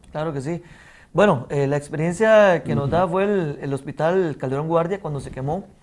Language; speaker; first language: Spanish; native; Spanish